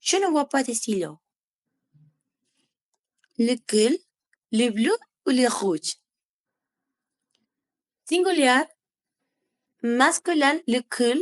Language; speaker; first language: French; non-native, learner; Spanish